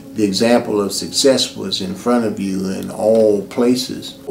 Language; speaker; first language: English; native; English